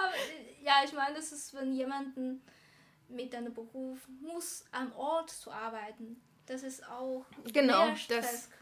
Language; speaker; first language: German; non-native, learner; Chinese